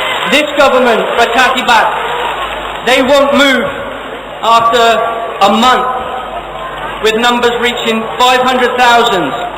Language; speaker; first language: English; native; English